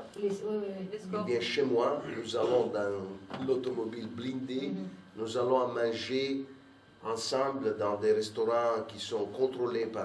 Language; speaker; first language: French; non-native, fluent; Italian